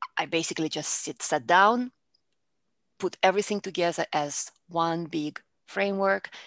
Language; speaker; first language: English; non-native, fluent; Russian